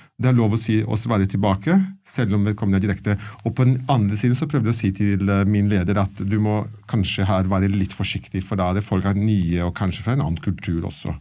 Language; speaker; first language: Norwegian; non-native, fluent; Italian